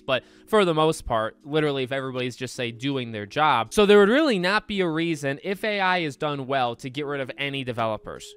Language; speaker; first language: English; native; English